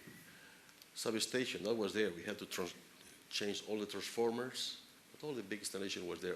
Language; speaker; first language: English; non-native, fluent; Spanish